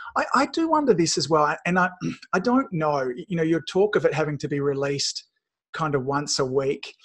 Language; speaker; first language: English; native; English